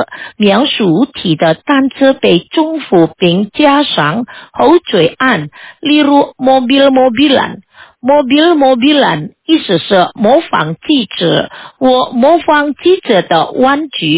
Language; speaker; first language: Chinese; non-native, fluent; Indonesian